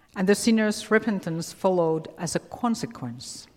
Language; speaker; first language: English; non-native, fluent; Finnish